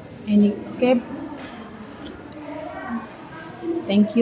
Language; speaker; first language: English; non-native, learner; Indonesian